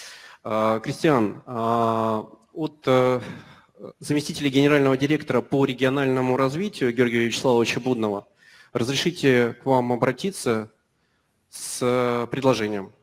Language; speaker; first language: Russian; native; Russian